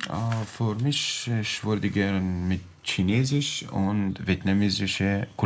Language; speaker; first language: German; non-native, learner; Arabic